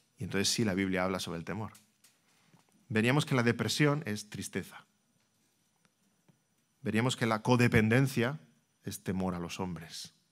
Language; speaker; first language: Spanish; native; Spanish